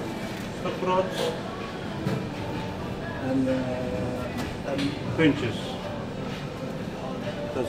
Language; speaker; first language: Dutch; non-native, learner; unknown